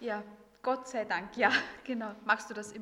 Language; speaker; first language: German; native; German